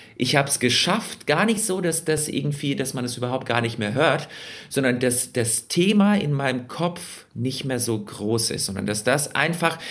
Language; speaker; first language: German; early bilingual, other home language; Russian